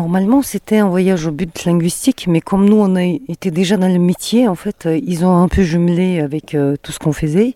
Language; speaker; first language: French; non-native, fluent; Mongolian